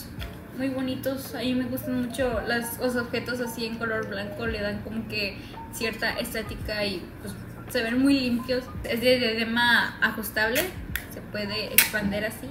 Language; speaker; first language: Spanish; native; Spanish